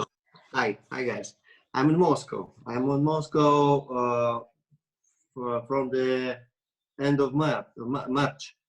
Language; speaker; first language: English; non-native, learner; Russian